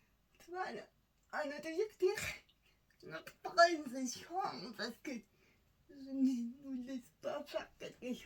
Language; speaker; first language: French; non-native, learner; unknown